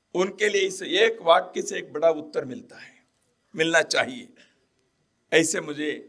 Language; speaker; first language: Hindi; non-native, local second language; Kannada